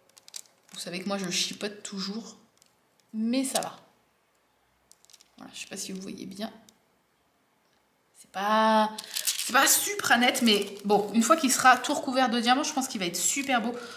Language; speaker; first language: French; native; French